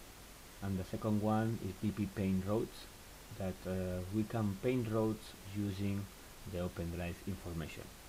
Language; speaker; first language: English; non-native, fluent; Spanish